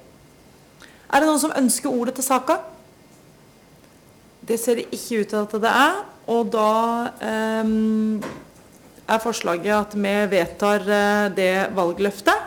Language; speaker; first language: Norwegian; native; Norwegian